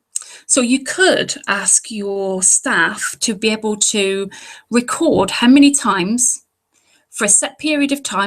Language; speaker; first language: English; native; English